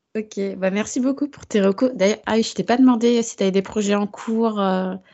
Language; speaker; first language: French; native; French